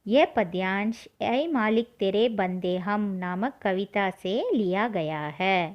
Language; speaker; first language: Hindi; non-native, local second language; Tamil